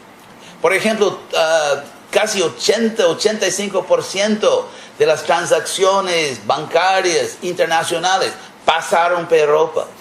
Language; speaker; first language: Spanish; non-native, fluent; English